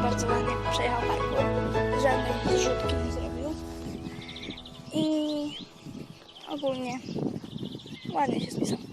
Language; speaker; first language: Polish; native; Polish